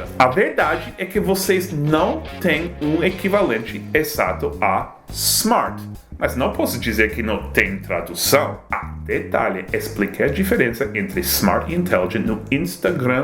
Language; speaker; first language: Portuguese; non-native, fluent; English